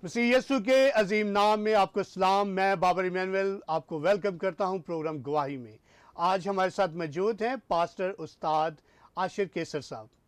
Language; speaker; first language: Urdu; non-native, local second language; Punjabi